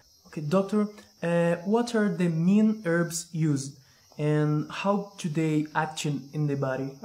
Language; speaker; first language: English; non-native, learner; Portuguese